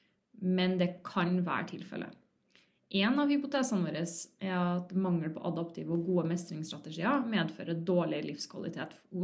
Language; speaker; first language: Norwegian; native; Norwegian